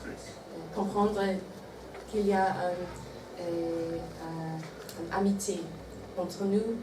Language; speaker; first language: French; non-native, learner; English